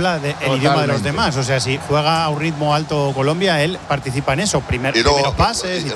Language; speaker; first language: Spanish; native; Spanish